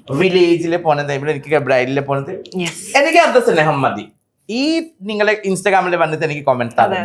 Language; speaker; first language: Malayalam; non-native, local second language; Assamese